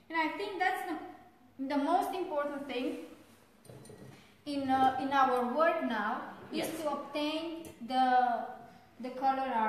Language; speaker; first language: English; non-native, fluent; Romanian